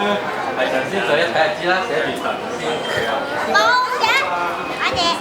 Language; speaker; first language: Cantonese; native; Cantonese